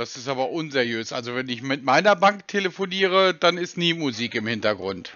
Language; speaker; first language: German; native; German